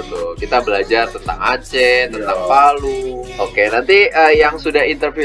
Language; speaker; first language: Indonesian; non-native, fluent; Korean